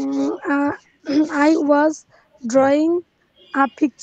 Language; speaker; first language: English; non-native, learner; Bangla